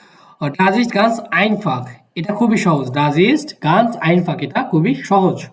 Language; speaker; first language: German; non-native, fluent; Bangla